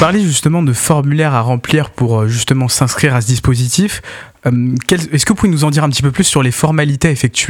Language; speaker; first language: French; native; French